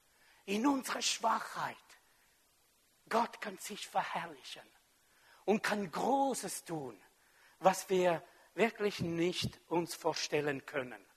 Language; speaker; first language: German; non-native, fluent; French